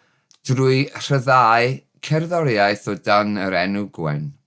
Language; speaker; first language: Welsh; non-native, learner; English